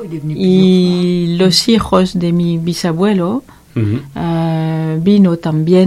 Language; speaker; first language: Spanish; non-native, learner; French